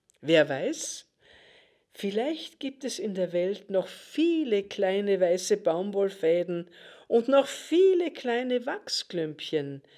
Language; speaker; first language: German; native; German